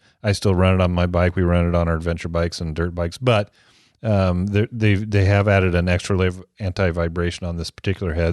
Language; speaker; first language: English; native; English